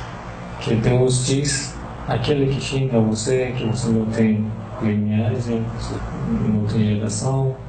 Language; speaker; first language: Portuguese; non-native, learner; Persian